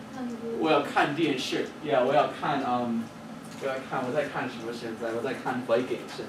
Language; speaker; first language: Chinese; non-native, fluent; English